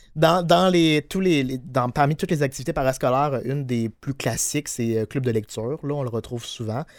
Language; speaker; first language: French; native; French